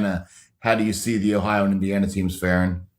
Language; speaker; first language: English; native; English